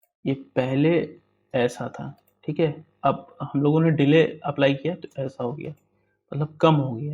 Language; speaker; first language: Hindi; native; Hindi